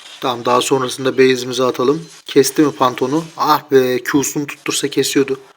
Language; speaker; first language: Turkish; native; Turkish